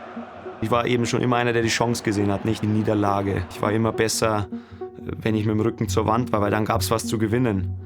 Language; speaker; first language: German; native; German